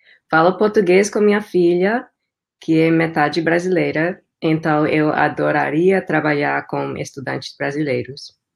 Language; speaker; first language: Portuguese; non-native, fluent; English